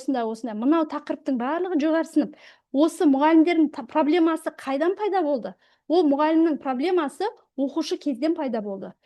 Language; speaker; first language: Kazakh; native; Kazakh